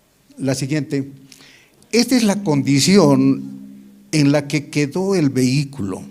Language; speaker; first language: Spanish; native; Spanish